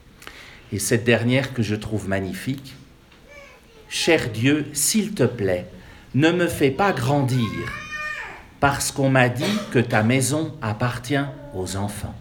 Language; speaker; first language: French; native; French